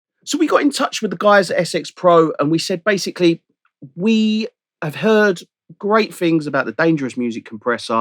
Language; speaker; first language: English; native; English